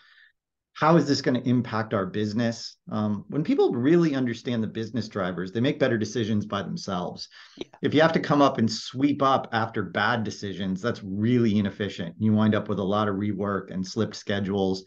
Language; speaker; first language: English; native; English